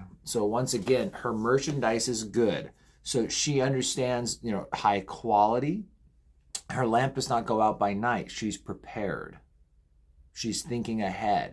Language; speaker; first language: English; native; English